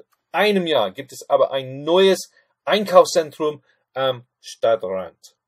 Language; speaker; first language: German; non-native, fluent; English